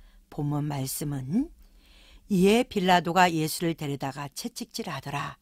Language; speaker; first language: Korean; native; Korean